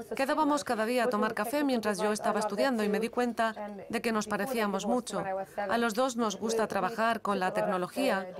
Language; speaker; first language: Spanish; non-native, fluent; Swedish